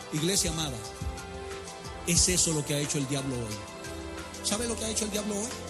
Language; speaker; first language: Spanish; native; Spanish